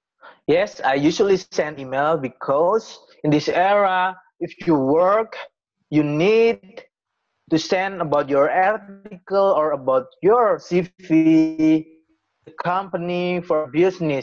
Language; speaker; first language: English; non-native, learner; Indonesian